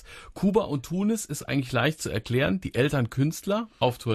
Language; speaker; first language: German; native; German